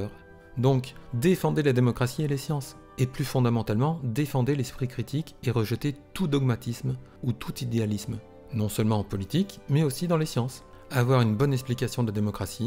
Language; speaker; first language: French; native; French